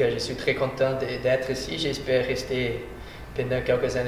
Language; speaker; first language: French; non-native, fluent; Portuguese